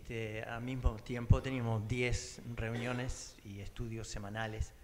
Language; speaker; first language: Spanish; early bilingual, other home language; English